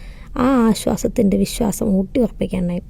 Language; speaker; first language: Malayalam; native; Malayalam